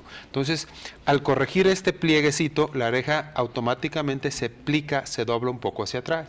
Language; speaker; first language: Spanish; native; Spanish